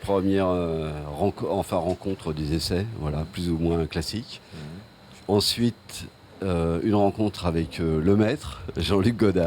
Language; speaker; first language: French; native; French